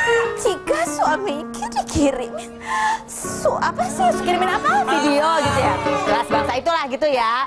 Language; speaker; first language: Indonesian; native; Indonesian